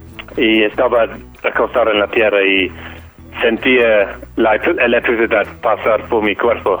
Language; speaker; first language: Spanish; non-native, fluent; English